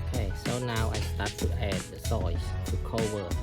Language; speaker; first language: English; non-native, learner; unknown